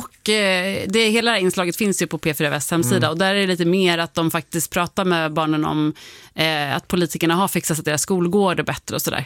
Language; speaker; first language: Swedish; native; Swedish